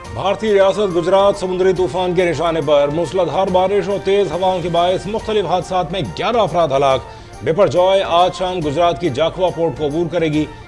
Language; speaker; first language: Urdu; native; Urdu